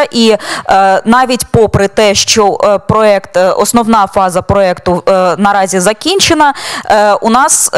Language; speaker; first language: Ukrainian; native; Ukrainian